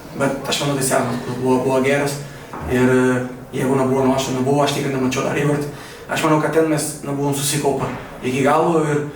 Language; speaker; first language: Lithuanian; non-native, fluent; Portuguese